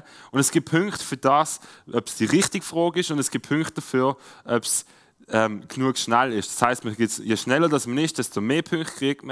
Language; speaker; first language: German; native; German